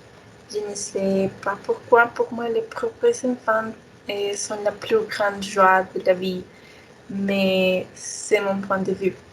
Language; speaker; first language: French; non-native, learner; Spanish